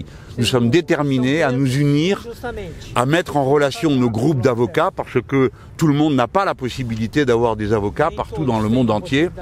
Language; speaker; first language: French; native; French